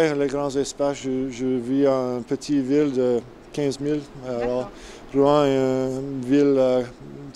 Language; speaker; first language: French; non-native, learner; English